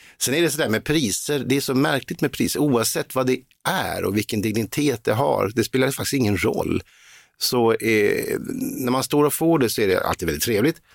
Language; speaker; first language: Swedish; native; Swedish